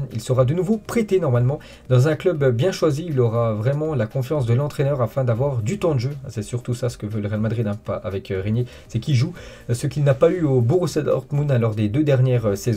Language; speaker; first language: French; native; French